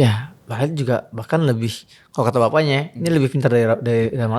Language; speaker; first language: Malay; non-native, fluent; Arabic